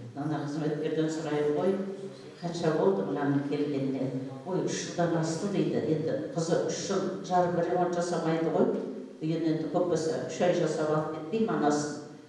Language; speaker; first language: Kazakh; native; Kazakh